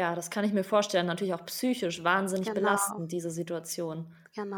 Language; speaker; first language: German; native; German